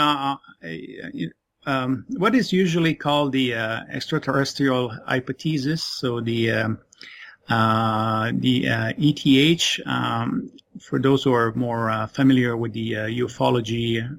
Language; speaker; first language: English; non-native, fluent; French